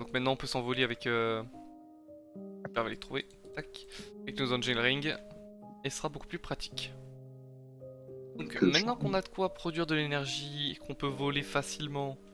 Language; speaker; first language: French; native; French